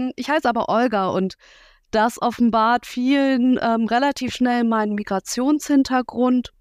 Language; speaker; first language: German; early bilingual, other home language; Russian